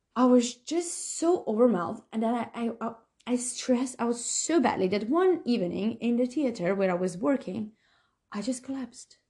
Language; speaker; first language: English; non-native, fluent; Slovenian